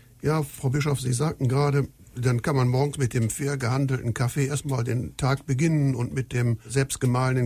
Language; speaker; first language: German; native; German